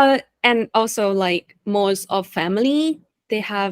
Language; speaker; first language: English; non-native, fluent; Thai